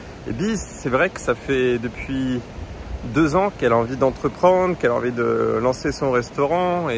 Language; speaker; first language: French; native; French